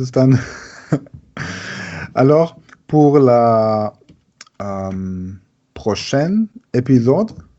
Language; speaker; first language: French; non-native, learner; German